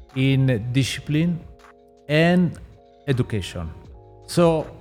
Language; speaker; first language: English; non-native, learner; Italian